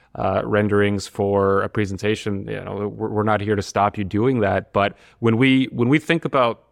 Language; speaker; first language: English; non-native, fluent; Bulgarian